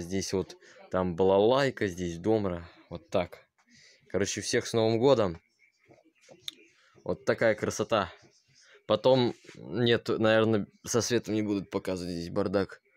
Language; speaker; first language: Russian; native; Russian